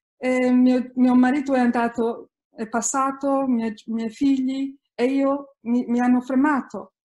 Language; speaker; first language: Italian; early bilingual, heritage; Italian